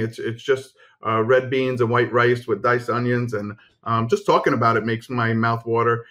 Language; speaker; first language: English; early bilingual, other home language; Spanish